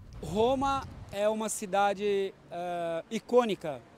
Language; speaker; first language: Italian; non-native, learner; Portuguese